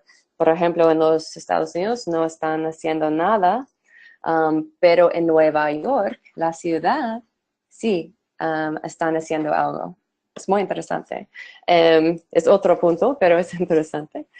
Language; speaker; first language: Spanish; non-native, fluent; English